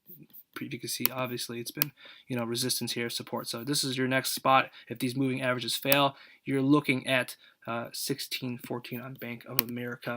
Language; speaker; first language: English; native; English